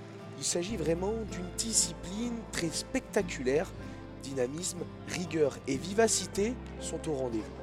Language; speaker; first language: French; native; French